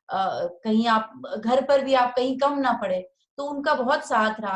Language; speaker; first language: Hindi; native; Hindi